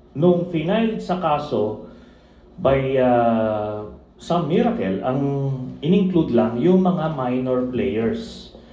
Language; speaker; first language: Filipino; native; Filipino